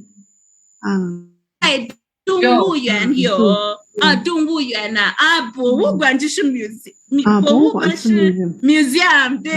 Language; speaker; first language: Chinese; non-native, fluent; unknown